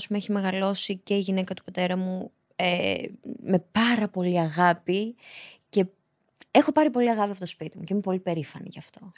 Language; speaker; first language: Greek; early bilingual, other home language; Albanian